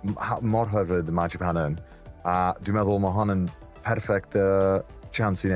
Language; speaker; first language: Welsh; non-native, local second language; English